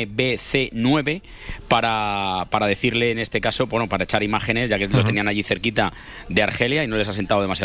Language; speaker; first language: Spanish; native; Spanish